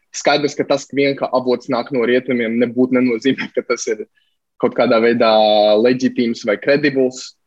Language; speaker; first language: Latvian; native; Latvian